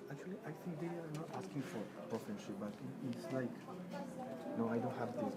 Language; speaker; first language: English; non-native, learner; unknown